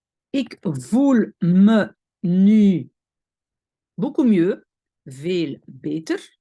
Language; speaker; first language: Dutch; non-native, fluent; French